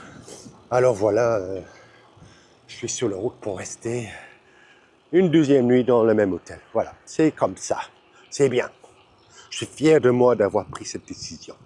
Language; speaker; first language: French; non-native, fluent; English